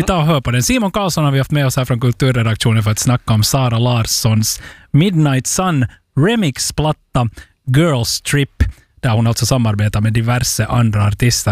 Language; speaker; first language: Swedish; native; Swedish